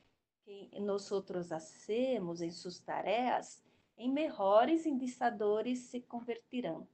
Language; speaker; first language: Spanish; non-native, learner; Portuguese